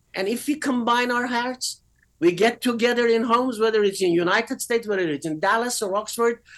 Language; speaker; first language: English; non-native, fluent; Persian